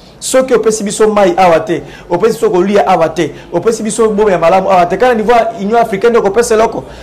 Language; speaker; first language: Lingala; non-native, local second language; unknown